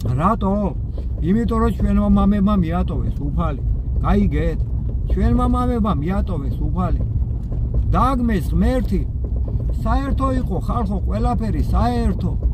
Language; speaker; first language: Georgian; native; Georgian